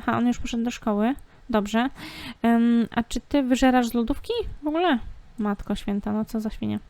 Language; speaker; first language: Polish; native; Polish